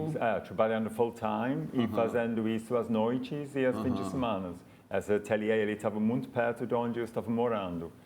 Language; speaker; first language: Portuguese; non-native, fluent; English